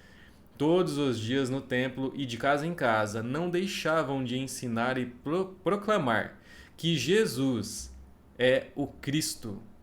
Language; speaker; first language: Portuguese; native; Portuguese